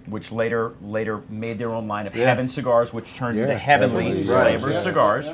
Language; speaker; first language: English; native; English